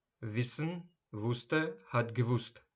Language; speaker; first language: German; non-native, learner; Ukrainian